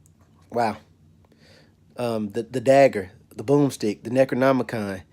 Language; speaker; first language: English; native; English